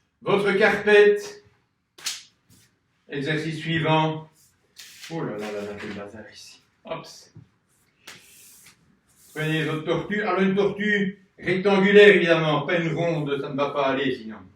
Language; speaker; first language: French; native; French